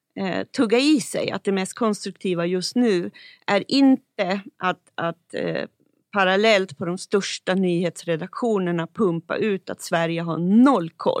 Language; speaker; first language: Swedish; native; Swedish